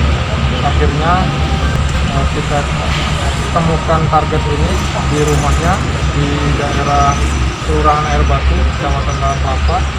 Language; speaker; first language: Indonesian; native; Indonesian